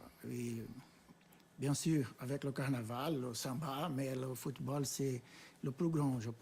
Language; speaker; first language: French; non-native, fluent; Portuguese